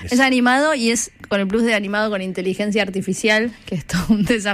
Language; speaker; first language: Spanish; native; Spanish